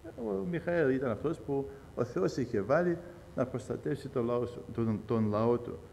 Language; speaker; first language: Greek; early bilingual, heritage; Greek